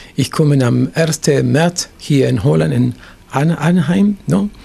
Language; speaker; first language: German; non-native, fluent; Spanish